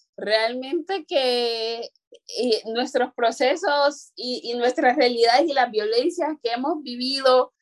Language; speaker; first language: Spanish; non-native, local second language; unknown